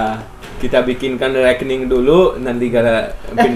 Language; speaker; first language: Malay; non-native, fluent; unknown